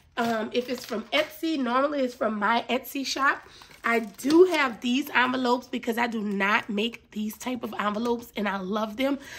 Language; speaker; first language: English; native; English